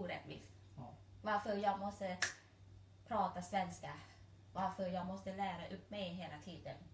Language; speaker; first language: Swedish; non-native, learner; Thai